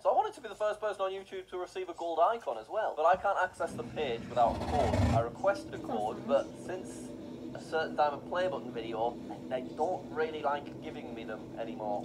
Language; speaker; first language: English; native; English